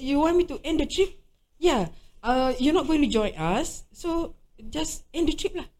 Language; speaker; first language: English; non-native, local second language; Malay